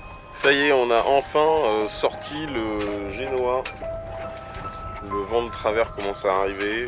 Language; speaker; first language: French; native; French